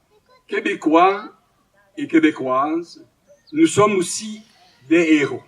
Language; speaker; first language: French; native; French